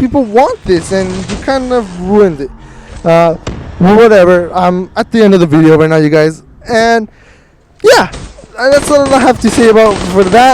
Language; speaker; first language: English; native; English